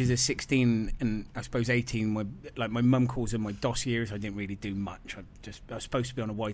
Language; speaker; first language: English; native; English